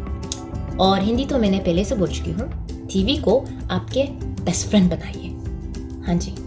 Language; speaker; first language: Hindi; non-native, learner; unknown